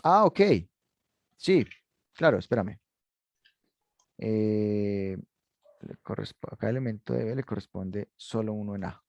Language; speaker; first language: Spanish; native; Spanish